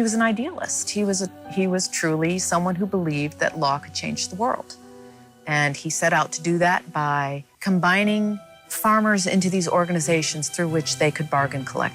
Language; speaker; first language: English; native; English